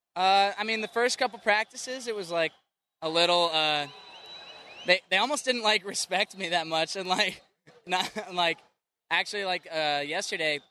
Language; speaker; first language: English; native; English